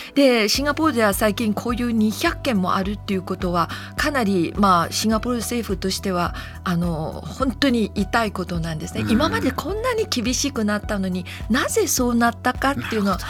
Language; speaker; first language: Japanese; non-native, fluent; Chinese